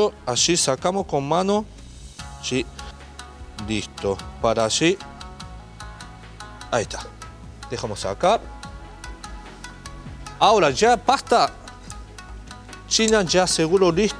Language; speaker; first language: Spanish; non-native, learner; Japanese